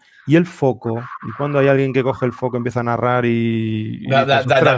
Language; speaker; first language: Spanish; native; Spanish